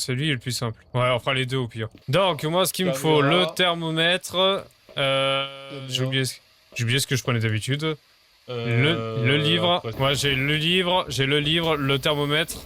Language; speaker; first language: French; native; French